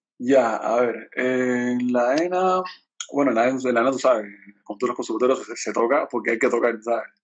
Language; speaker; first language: Spanish; native; Spanish